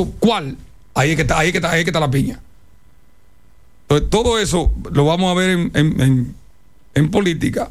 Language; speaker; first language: Spanish; native; Spanish